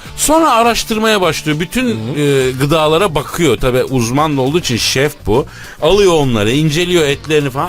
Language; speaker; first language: Turkish; native; Turkish